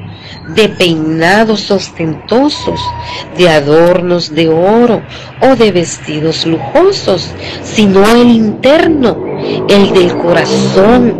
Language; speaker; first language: Spanish; native; Spanish